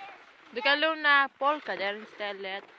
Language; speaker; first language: Swedish; non-native, fluent; Filipino